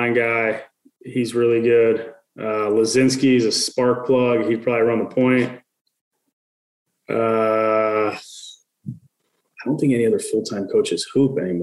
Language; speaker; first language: English; native; English